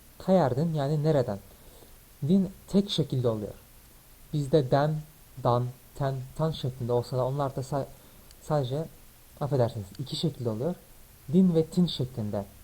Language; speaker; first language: Turkish; native; Turkish